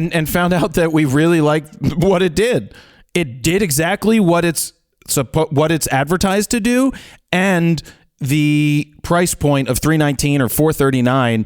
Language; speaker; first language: English; native; English